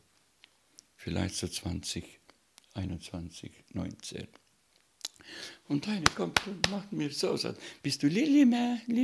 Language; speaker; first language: German; non-native, learner; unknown